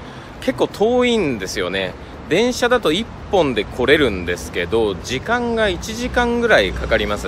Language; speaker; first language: Japanese; native; Japanese